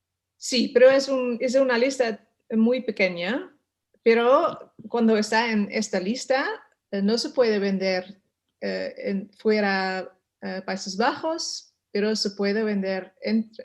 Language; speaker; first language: Spanish; non-native, learner; Dutch